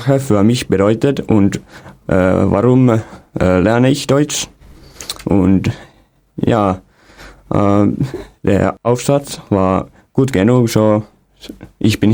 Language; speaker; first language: German; non-native, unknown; Finnish